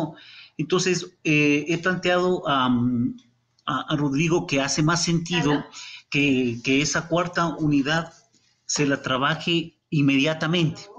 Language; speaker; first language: Spanish; native; Spanish